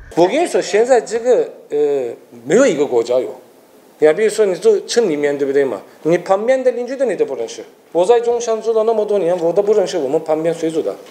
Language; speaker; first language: Chinese; non-native, fluent; Turkish